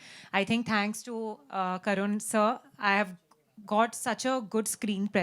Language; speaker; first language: Telugu; non-native, learner; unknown